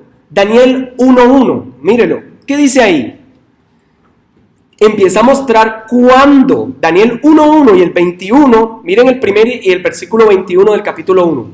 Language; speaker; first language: Spanish; native; Spanish